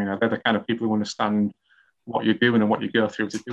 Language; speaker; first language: English; native; English